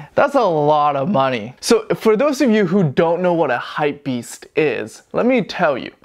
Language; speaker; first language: English; non-native, fluent; Chinese